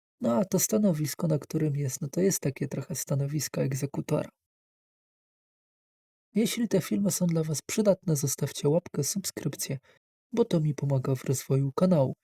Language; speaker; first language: Polish; native; Polish